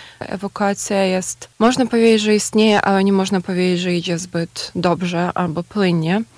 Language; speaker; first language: Polish; non-native, fluent; Ukrainian